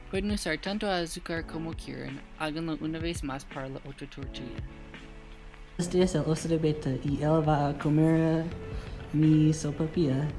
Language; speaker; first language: Spanish; non-native, learner; English